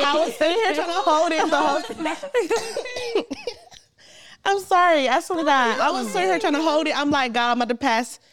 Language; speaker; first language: English; native; English